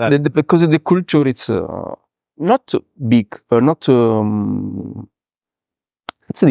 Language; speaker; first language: English; non-native, learner; Italian